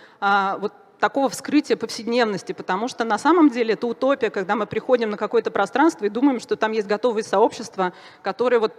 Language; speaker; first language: Russian; native; Russian